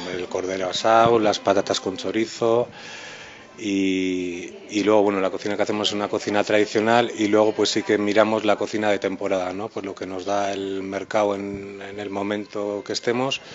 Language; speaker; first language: Spanish; native; Spanish